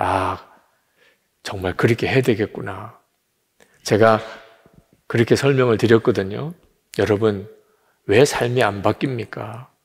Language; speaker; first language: Korean; native; Korean